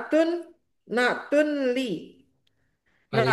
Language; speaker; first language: Arabic; non-native, learner; Indonesian